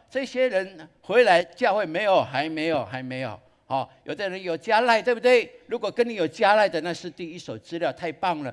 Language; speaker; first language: Chinese; native; Chinese